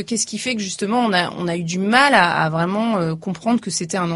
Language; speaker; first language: French; native; French